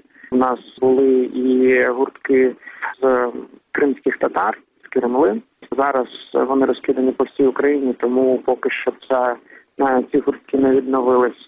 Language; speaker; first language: Ukrainian; native; Ukrainian